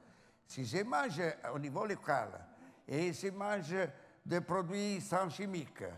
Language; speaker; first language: French; non-native, learner; Italian